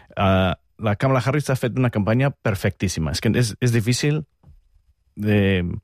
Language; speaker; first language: Catalan; non-native, fluent; English